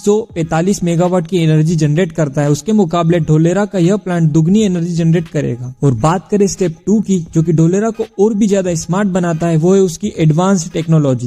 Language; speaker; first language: Hindi; native; Hindi